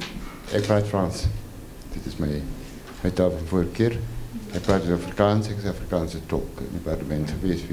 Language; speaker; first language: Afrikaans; non-native, fluent; French